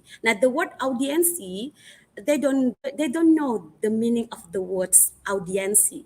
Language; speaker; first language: English; non-native, fluent; Indonesian